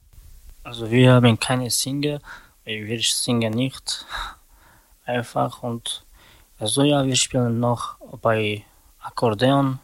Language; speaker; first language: German; non-native, learner; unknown